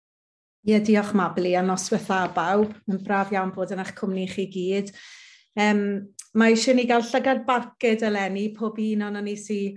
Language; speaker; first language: Welsh; native; Welsh